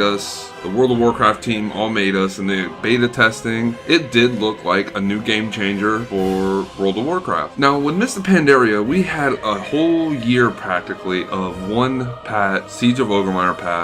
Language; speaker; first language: English; native; English